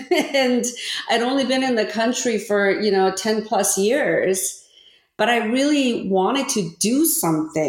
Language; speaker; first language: English; early bilingual, other home language; Korean